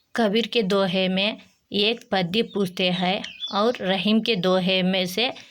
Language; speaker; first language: Hindi; non-native, local second language; Telugu